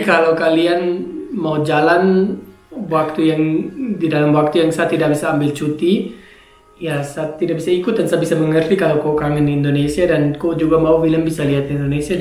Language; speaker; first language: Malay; non-native, fluent; German